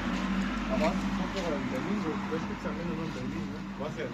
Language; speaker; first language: German; native; German